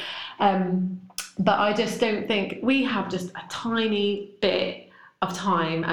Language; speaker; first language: English; native; English